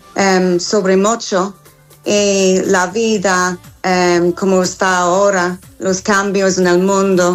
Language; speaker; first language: Spanish; non-native, learner; English